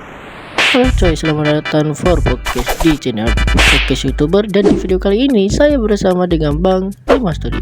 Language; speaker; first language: Indonesian; native; Indonesian